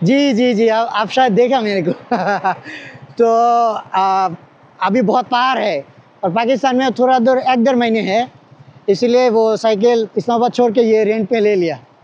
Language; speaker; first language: Hindi; non-native, fluent; Bangla